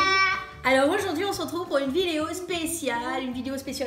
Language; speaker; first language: French; native; French